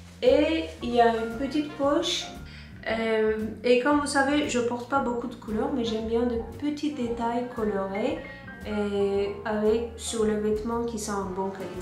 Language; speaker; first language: French; non-native, fluent; Turkish